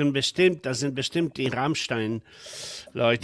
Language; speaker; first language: German; non-native, fluent; Polish